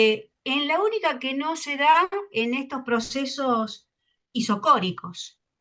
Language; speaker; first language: Spanish; native; Spanish